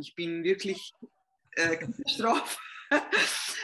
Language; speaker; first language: German; non-native, fluent; Italian